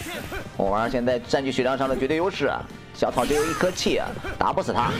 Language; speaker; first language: Chinese; native; Chinese